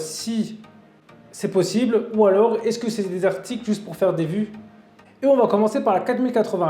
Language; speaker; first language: French; native; French